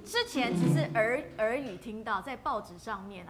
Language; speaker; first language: Chinese; native; Chinese